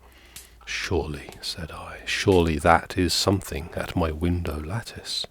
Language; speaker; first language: English; native; English